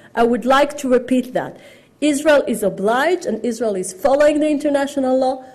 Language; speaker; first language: English; non-native, fluent; Hebrew